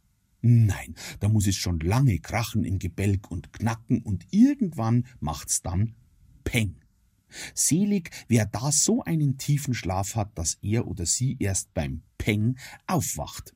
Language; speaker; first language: German; native; German